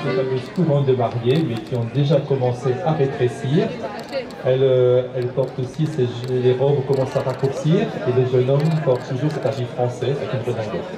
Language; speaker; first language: French; native; French